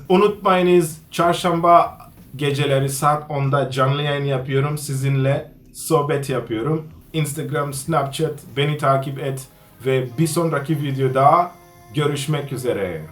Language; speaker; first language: Turkish; non-native, fluent; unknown